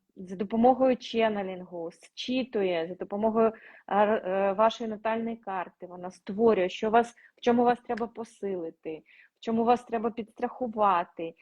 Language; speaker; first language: Ukrainian; non-native, local second language; Russian